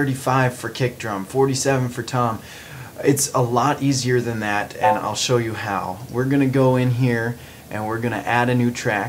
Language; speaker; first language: English; native; English